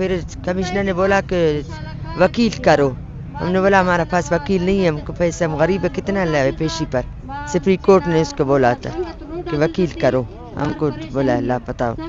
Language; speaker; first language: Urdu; non-native, local second language; Baluchi